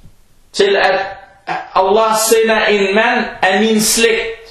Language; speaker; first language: Danish; early bilingual, other home language; Arabic